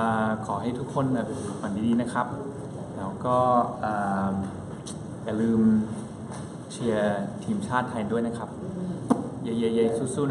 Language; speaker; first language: Thai; early bilingual, other home language; Spanish